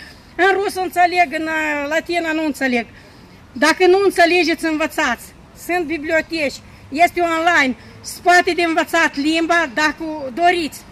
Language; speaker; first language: Romanian; non-native, local second language; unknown